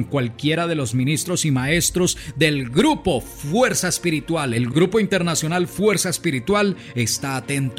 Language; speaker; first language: Spanish; native; Spanish